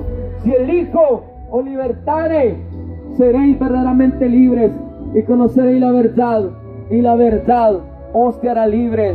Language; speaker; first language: Spanish; native; Spanish